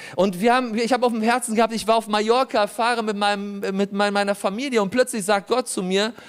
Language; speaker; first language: German; early bilingual, other home language; Polish